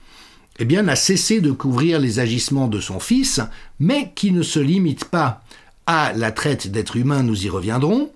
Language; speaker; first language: French; native; French